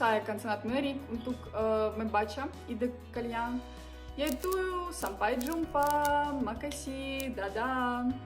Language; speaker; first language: Indonesian; non-native, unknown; Ukrainian